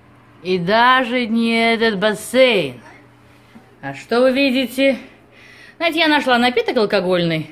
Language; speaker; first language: Russian; native; Russian